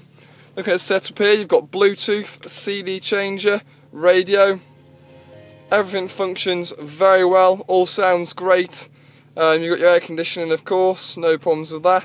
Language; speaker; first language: English; native; English